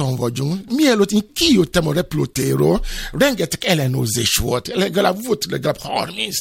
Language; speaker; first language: Hungarian; non-native, fluent; Yoruba